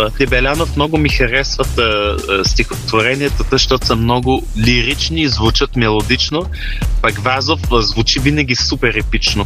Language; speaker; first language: Bulgarian; early bilingual, heritage; Bulgarian